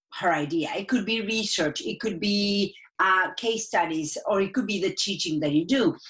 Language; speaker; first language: English; non-native, fluent; Spanish